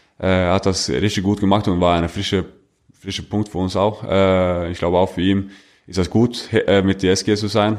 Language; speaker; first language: German; non-native, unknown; Norwegian